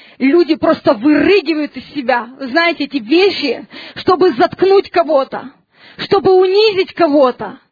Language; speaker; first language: Russian; early bilingual, heritage; Russian